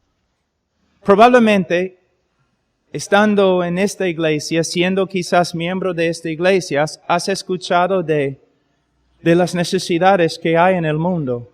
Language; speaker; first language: Spanish; non-native, fluent; English